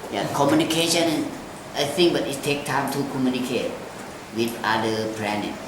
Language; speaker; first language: English; non-native, learner; Thai